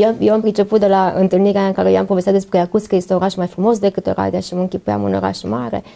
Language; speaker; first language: Romanian; native; Romanian